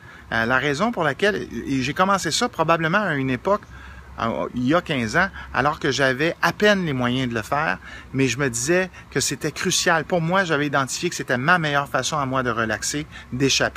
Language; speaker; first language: French; native; French